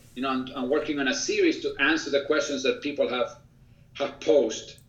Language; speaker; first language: English; early bilingual, other home language; Spanish